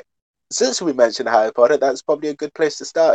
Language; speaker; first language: English; native; English